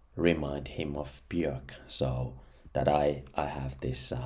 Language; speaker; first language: English; non-native, fluent; Finnish